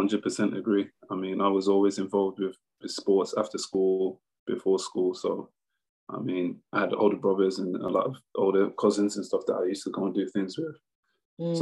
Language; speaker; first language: English; native; English